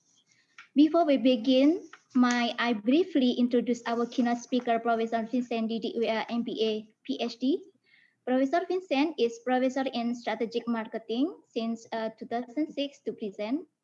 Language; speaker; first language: English; non-native, fluent; Indonesian